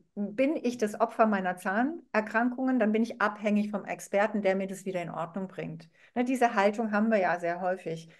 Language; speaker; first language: German; non-native, fluent; Arabic